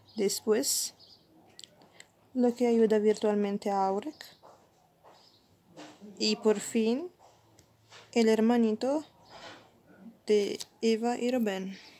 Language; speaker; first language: Spanish; non-native, learner; Italian